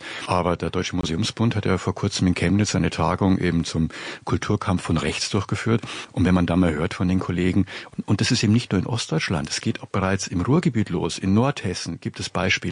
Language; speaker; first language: German; native; German